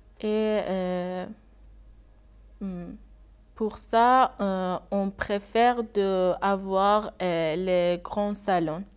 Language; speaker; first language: French; non-native, learner; Persian